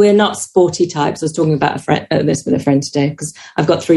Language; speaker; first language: English; native; English